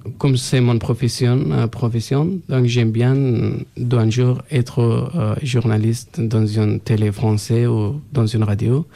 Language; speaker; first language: French; non-native, learner; Persian